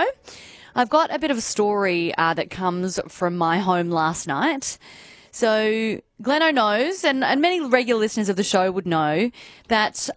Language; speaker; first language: English; native; English